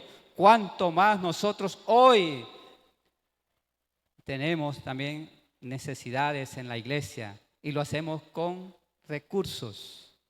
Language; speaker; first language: Spanish; native; Spanish